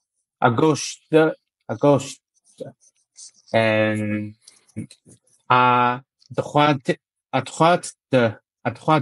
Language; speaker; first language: French; non-native, learner; Chinese